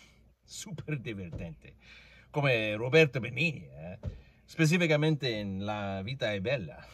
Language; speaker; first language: Italian; non-native, learner; English